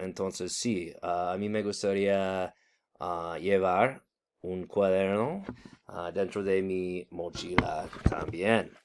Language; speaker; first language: Spanish; non-native, fluent; English